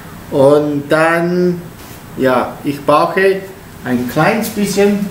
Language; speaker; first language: German; non-native, learner; Italian